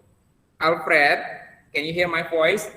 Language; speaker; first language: English; non-native, learner; Indonesian